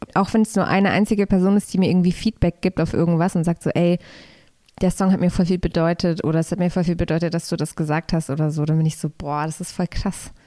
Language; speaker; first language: German; early bilingual, other home language; Polish